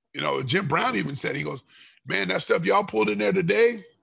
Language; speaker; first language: English; native; English